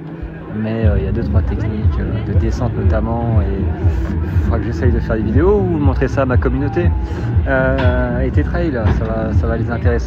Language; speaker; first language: French; native; French